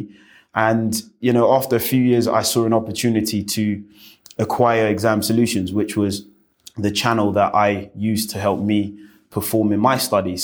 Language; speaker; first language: English; native; English